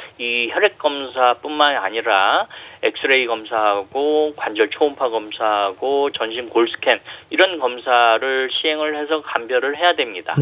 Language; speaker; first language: Korean; native; Korean